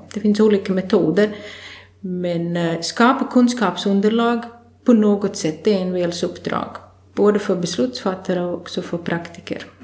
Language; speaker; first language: Swedish; non-native, fluent; Latvian